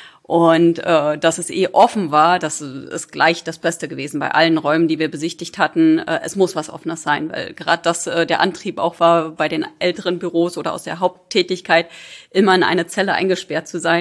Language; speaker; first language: German; native; German